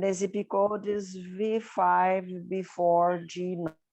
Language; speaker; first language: English; non-native, learner; Portuguese